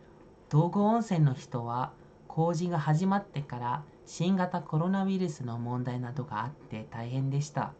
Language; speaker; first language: Japanese; non-native, fluent; Indonesian